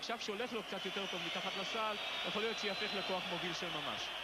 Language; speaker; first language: Hebrew; native; Hebrew